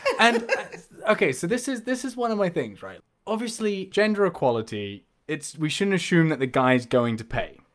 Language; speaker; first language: English; native; English